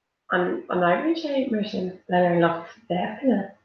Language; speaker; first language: Irish; non-native, local second language; English